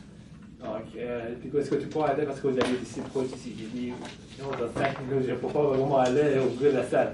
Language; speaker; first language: French; non-native, fluent; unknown